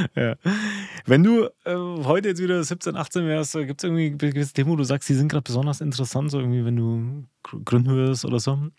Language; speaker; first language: German; early bilingual, other home language; Albanian